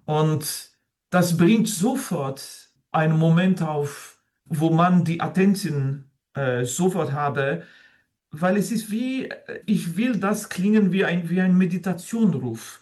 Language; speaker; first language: German; non-native, fluent; French